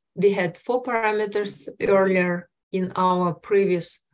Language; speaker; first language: English; non-native, fluent; Russian